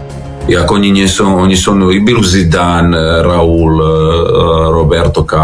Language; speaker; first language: Polish; non-native, learner; Serbian